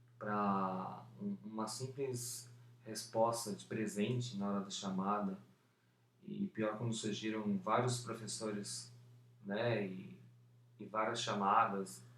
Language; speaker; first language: Portuguese; early bilingual, other home language; Spanish